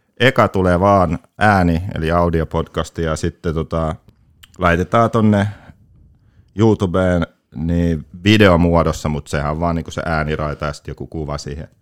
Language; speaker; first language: Finnish; early bilingual, other home language; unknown